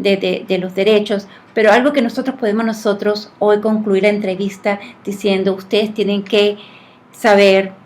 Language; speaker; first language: Spanish; native; Spanish